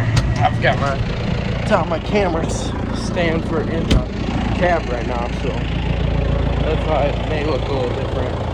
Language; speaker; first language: English; native; English